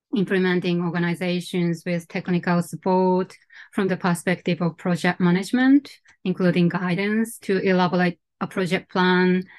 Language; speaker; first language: English; non-native, fluent; Japanese